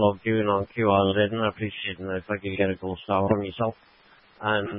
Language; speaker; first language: English; native; English